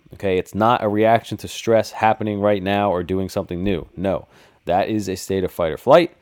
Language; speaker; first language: English; native; English